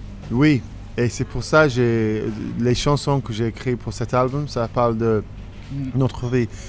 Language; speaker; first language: French; non-native, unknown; English